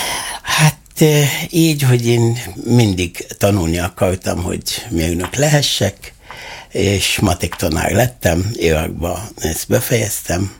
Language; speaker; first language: Hungarian; non-native, fluent; Arabic